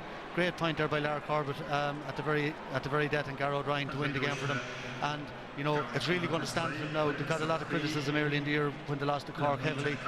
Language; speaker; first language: English; native; English